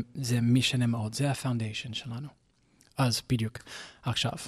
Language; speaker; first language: Hebrew; non-native, learner; English